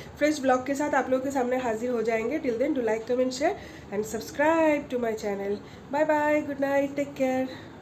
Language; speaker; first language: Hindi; non-native, local second language; Bangla